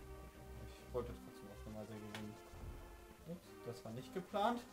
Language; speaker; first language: German; native; German